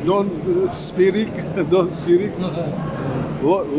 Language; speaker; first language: English; non-native, learner; Uzbek